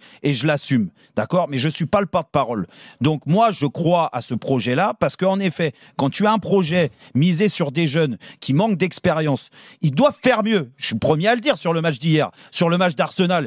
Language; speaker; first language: French; native; French